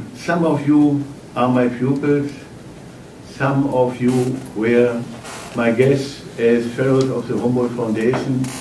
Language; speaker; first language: English; non-native, fluent; German